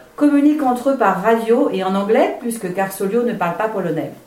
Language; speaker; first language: French; native; French